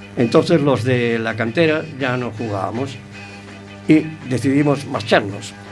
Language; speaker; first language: Spanish; native; Spanish